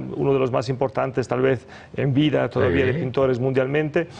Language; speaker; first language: Spanish; early bilingual, other home language; German